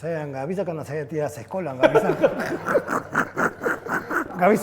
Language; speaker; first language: Indonesian; non-native, fluent; Spanish